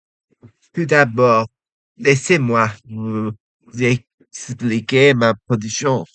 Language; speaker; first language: French; non-native, learner; Japanese